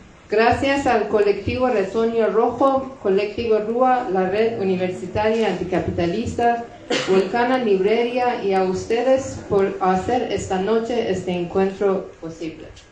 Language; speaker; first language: Spanish; non-native, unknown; Persian